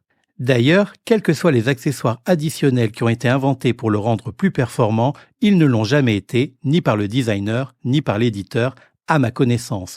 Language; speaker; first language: French; native; French